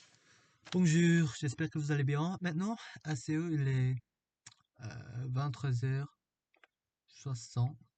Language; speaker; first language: French; non-native, fluent; Korean